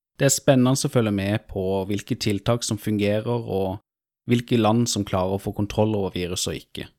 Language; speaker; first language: Norwegian; native; Norwegian